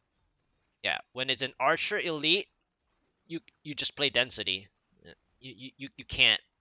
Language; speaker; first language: English; native; English